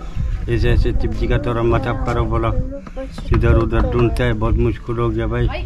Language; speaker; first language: Hindi; non-native, local second language; Tibetan